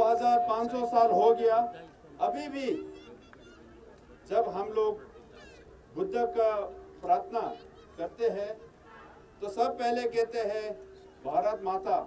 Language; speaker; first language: Hindi; non-native, learner; Tibetan